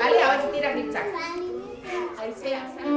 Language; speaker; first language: Basque; non-native, local second language; Spanish